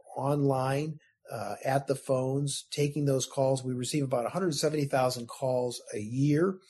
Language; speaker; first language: English; native; English